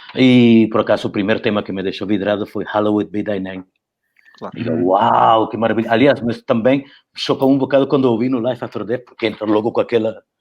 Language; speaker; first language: Portuguese; early bilingual, heritage; Portuguese